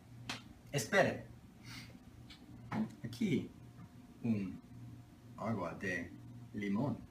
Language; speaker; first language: Spanish; non-native, learner; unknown